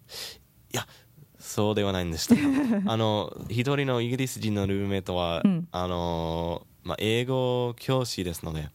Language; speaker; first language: Japanese; non-native, learner; English